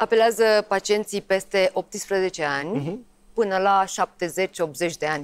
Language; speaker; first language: Romanian; native; Romanian